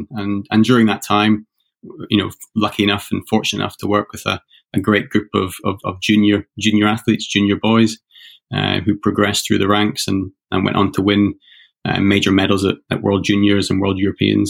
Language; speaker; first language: English; native; English